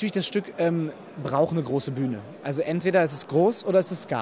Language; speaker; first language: German; native; German